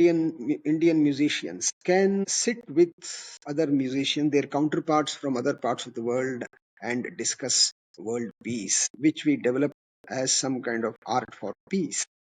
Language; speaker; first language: English; non-native, local second language; Kannada